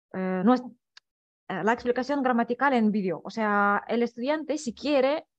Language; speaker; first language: Spanish; non-native, fluent; Russian